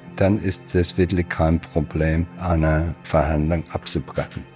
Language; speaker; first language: German; non-native, fluent; English